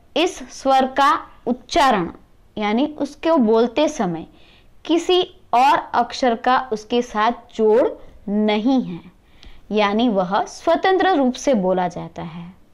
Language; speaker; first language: Hindi; non-native, local second language; Gujarati